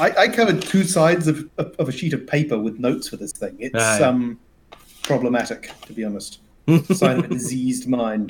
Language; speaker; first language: English; native; English